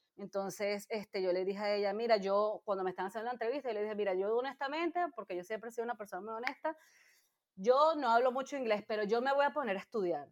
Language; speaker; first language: Spanish; native; Spanish